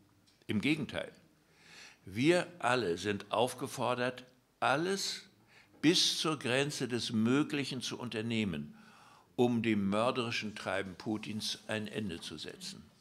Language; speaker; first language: German; native; German